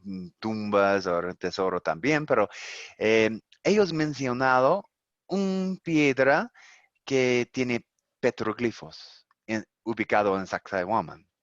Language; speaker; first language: Spanish; non-native, learner; English